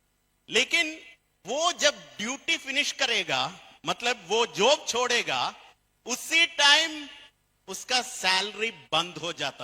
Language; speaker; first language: Hindi; non-native, fluent; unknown